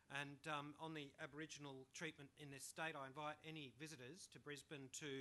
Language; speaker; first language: English; native; English